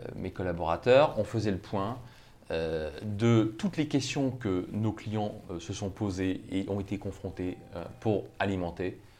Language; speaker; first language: French; native; French